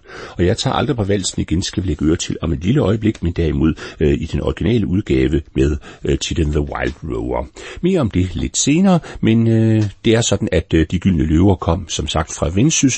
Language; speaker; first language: Danish; native; Danish